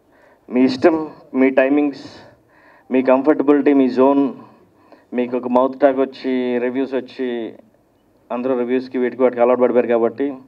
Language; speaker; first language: Telugu; native; Telugu